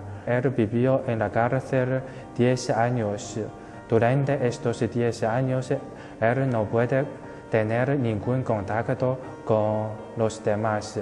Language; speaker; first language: Spanish; non-native, fluent; Chinese